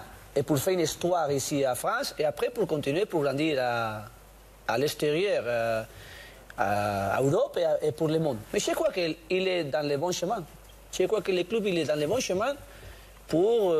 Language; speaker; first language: French; non-native, learner; Spanish